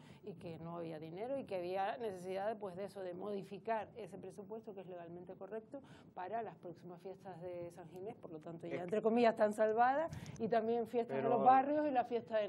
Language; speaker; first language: Spanish; native; Spanish